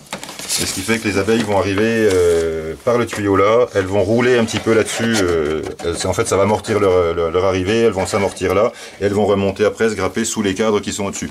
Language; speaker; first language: French; native; French